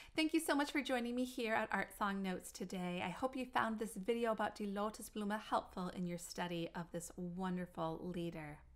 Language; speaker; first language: English; native; English